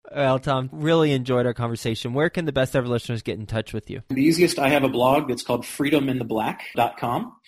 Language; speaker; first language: English; native; English